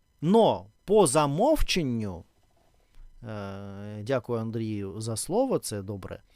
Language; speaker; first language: Ukrainian; non-native, learner; Russian